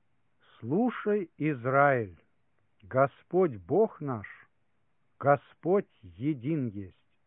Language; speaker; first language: Russian; native; Russian